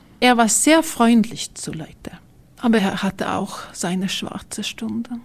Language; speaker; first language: German; non-native, learner; Swedish